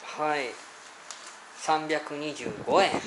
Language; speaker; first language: Japanese; native; Japanese